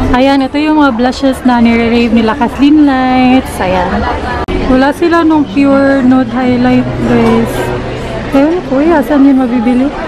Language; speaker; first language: Filipino; non-native, local second language; Cebuano